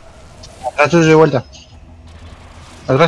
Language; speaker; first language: Spanish; native; Spanish